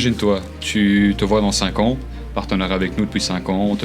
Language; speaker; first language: French; native; French